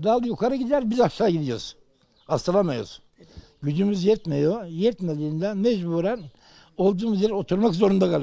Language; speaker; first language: Turkish; native; Turkish